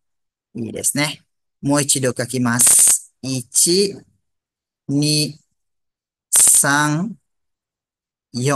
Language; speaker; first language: Japanese; non-native, fluent; Malay